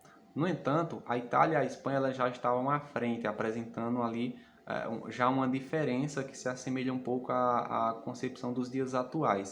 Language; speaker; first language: Portuguese; native; Portuguese